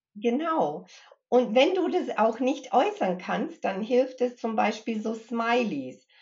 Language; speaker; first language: German; early bilingual, other home language; English